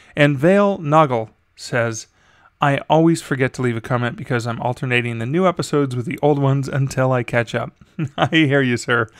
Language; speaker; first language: English; native; English